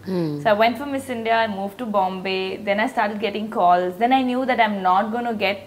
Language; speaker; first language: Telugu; non-native, local second language; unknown